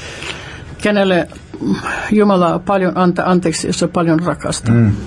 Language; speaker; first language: Finnish; non-native, fluent; Russian